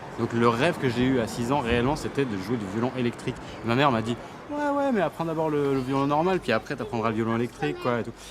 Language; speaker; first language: French; native; French